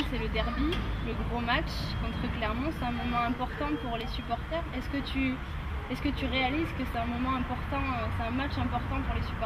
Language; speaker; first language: French; native; French